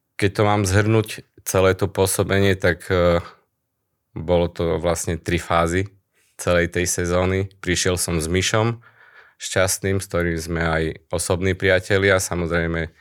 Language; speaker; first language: Slovak; native; Slovak